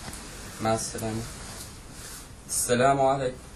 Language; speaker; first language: Arabic; non-native, learner; Turkish